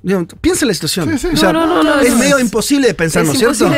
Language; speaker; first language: Spanish; native; Spanish